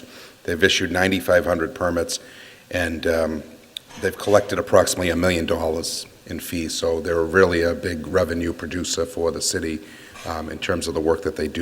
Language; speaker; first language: English; native; English